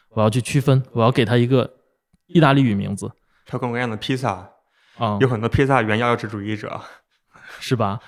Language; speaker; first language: Chinese; native; Chinese